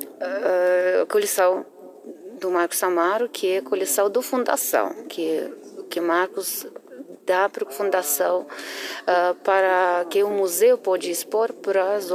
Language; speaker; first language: Portuguese; non-native, fluent; Russian